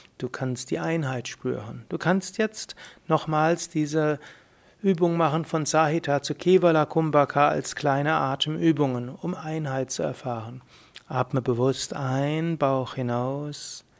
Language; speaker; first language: German; native; German